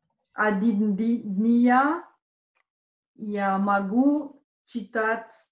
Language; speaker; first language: Russian; non-native, learner; French